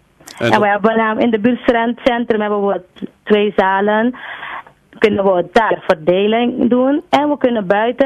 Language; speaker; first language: Dutch; non-native, local second language; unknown